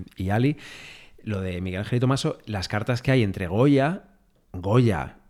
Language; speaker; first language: Spanish; non-native, local second language; Galician